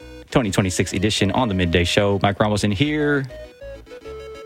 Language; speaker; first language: English; native; English